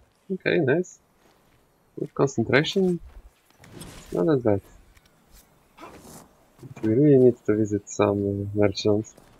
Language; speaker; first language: English; non-native, fluent; Polish